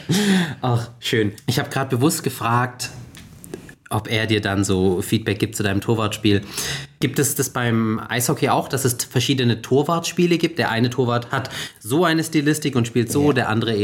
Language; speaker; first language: German; native; German